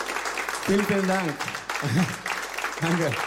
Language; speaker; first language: German; non-native, learner; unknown